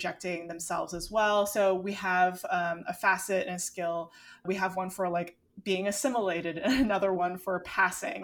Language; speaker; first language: English; non-native, local second language; Cantonese